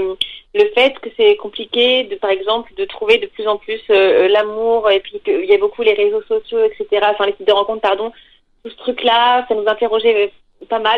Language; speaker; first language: French; native; French